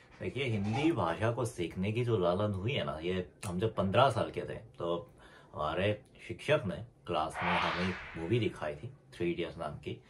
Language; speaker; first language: Hindi; non-native, fluent; Korean